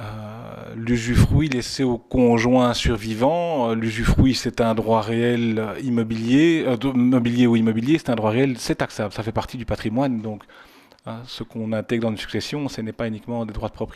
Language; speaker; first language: French; native; French